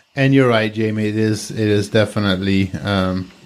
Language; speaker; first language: English; non-native, fluent; Danish